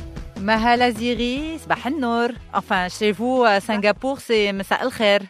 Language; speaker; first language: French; non-native, local second language; Arabic